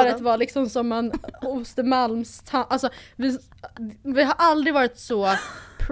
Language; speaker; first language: Swedish; native; Swedish